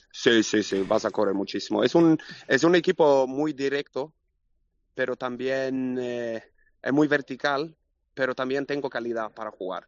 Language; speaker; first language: Spanish; non-native, learner; Swedish